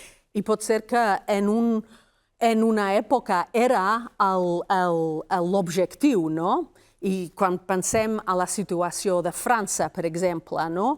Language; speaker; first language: Catalan; non-native, fluent; Welsh